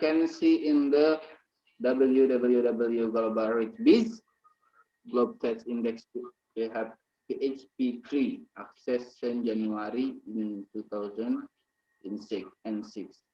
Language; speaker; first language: English; non-native, learner; Indonesian